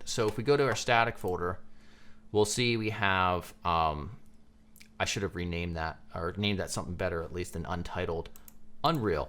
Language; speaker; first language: English; native; English